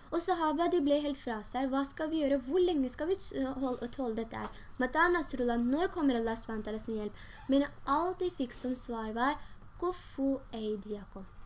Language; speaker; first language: Norwegian; early bilingual, other home language; Urdu